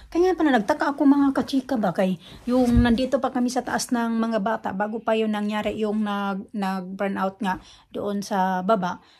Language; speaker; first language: Filipino; non-native, local second language; Cebuano